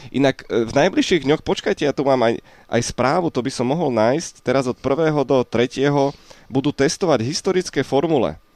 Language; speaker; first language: Slovak; native; Slovak